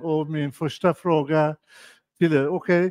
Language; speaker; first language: Swedish; non-native, fluent; Persian